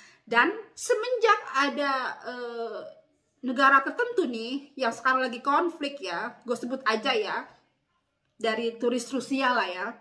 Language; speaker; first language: Indonesian; native; Indonesian